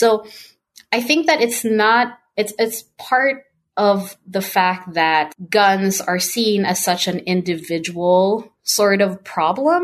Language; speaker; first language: English; non-native, local second language; Filipino